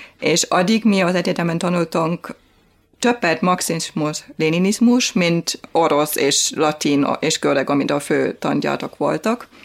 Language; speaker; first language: Hungarian; non-native, fluent; German